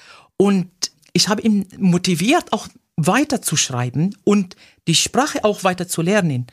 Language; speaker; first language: German; non-native, fluent; Arabic